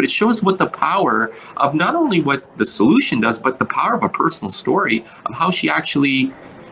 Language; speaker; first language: English; early bilingual, other home language; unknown